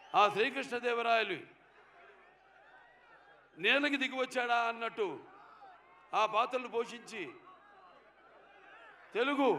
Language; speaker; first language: Telugu; native; Telugu